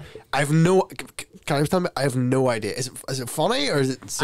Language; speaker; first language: English; native; English